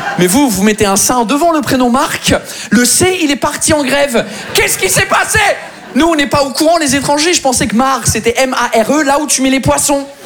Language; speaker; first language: French; non-native, fluent; English